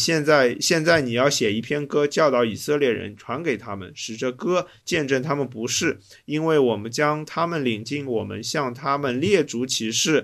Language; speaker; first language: Chinese; native; Chinese